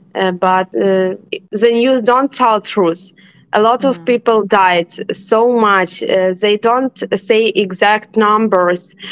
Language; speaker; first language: English; non-native, learner; Ukrainian